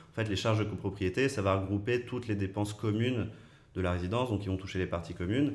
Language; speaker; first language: French; native; French